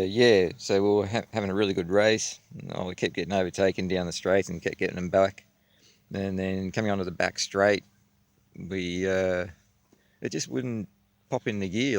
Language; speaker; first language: English; native; English